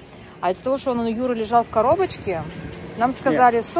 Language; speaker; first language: Russian; native; Russian